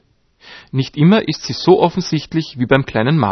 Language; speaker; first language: German; native; German